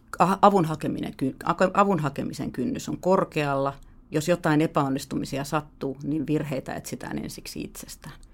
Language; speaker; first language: Finnish; native; Finnish